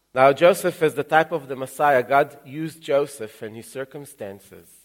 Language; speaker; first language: English; early bilingual, other home language; Russian